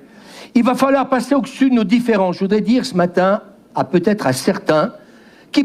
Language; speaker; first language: French; native; French